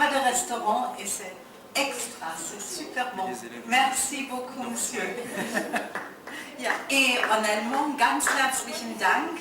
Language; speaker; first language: French; non-native, fluent; German